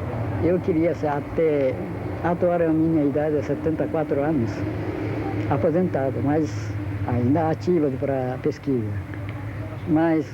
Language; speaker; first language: Portuguese; non-native, learner; Japanese